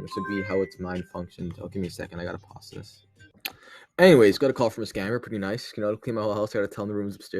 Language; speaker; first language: English; native; English